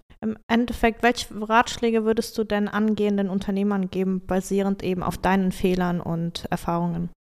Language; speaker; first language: German; native; German